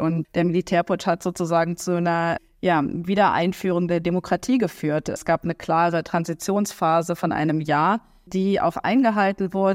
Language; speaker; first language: German; native; German